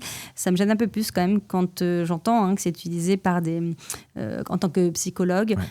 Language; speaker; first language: French; native; French